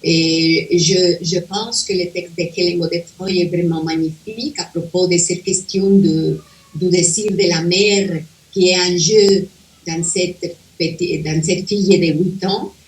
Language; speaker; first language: French; non-native, fluent; Spanish